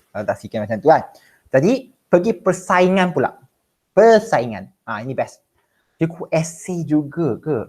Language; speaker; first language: Malay; non-native, local second language; Chinese